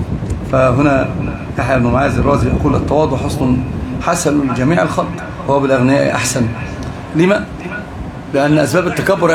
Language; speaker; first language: Arabic; native; Arabic